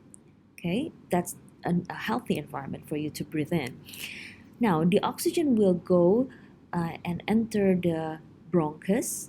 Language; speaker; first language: English; non-native, fluent; Indonesian